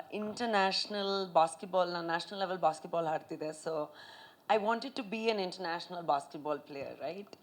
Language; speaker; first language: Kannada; non-native, local second language; Punjabi